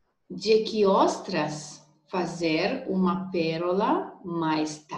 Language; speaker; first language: Portuguese; non-native, learner; Serbian